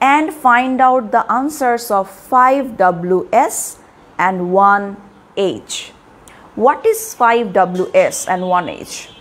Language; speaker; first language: English; non-native, local second language; Bangla